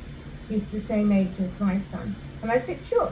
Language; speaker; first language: English; native; English